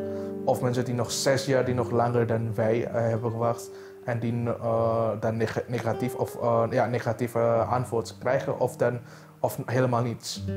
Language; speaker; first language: Dutch; non-native, fluent; Indonesian